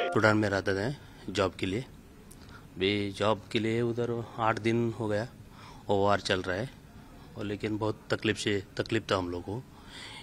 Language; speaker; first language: Hindi; non-native, local second language; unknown